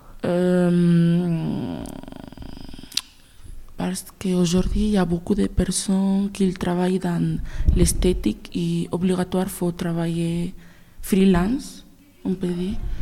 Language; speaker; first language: French; non-native, learner; Spanish